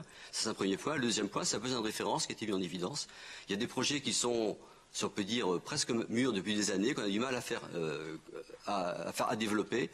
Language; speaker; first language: French; native; French